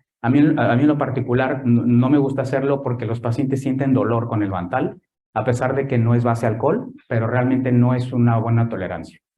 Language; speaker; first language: Spanish; native; Spanish